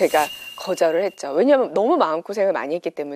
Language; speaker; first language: Korean; native; Korean